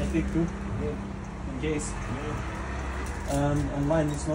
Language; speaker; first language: English; non-native, learner; Lithuanian